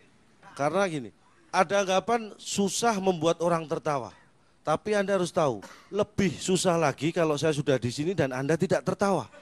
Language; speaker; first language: Indonesian; native; Indonesian